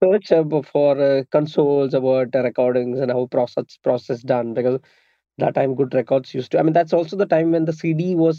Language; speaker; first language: English; non-native, local second language; Malayalam